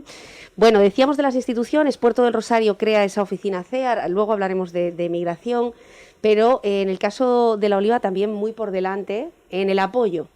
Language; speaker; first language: Spanish; native; Spanish